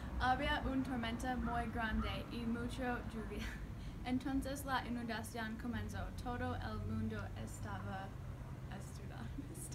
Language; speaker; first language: Spanish; non-native, learner; English